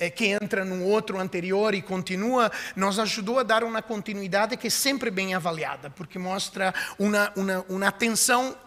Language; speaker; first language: Portuguese; non-native, fluent; Italian